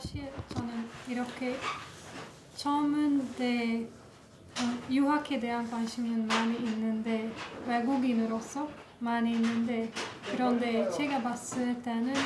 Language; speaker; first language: Korean; non-native, fluent; Hungarian